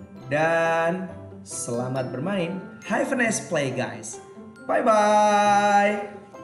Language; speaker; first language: English; non-native, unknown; Indonesian